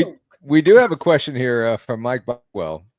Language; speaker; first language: English; native; English